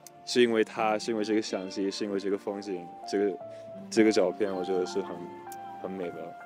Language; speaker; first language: Chinese; non-native, fluent; English